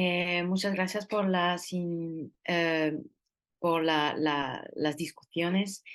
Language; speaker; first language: Spanish; non-native, fluent; French